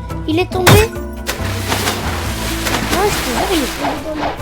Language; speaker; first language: French; native; French